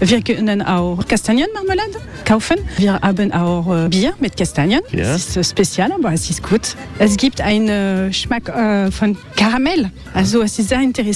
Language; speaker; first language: German; non-native, learner; French